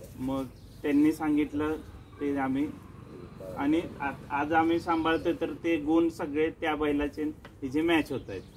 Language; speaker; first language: Marathi; native; Marathi